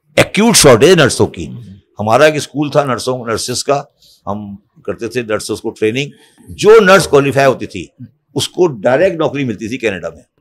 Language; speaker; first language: Urdu; native; Urdu